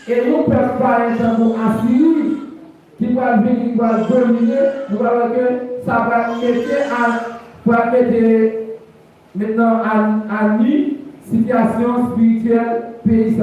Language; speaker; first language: French; non-native, local second language; Haitian Creole